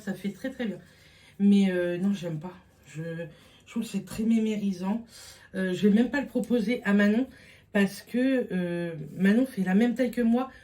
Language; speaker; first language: French; native; French